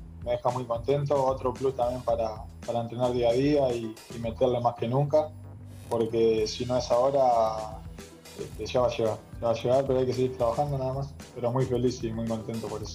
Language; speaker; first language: Spanish; native; Spanish